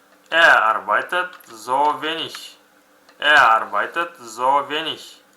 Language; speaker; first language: German; non-native, fluent; Uzbek